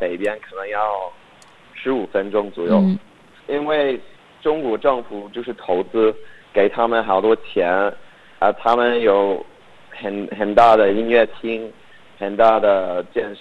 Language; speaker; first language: Chinese; non-native, learner; English